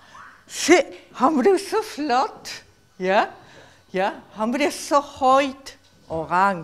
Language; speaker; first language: Danish; non-native, fluent; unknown